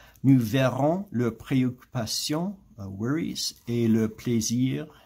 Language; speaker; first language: French; non-native, fluent; English